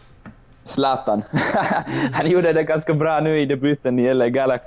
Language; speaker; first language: Swedish; non-native, local second language; Finnish